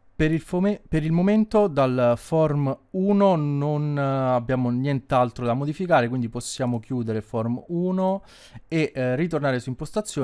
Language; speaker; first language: Italian; native; Italian